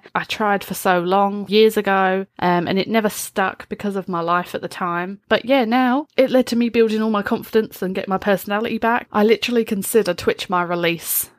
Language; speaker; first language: English; native; English